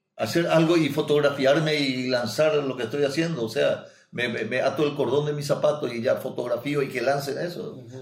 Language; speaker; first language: Spanish; native; Spanish